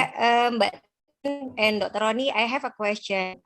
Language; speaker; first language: English; non-native, fluent; Indonesian